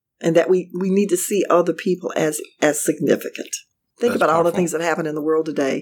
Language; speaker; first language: English; native; English